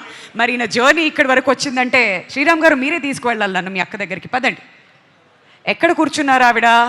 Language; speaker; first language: Telugu; native; Telugu